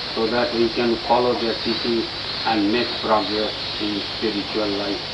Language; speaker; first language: English; non-native, local second language; Bangla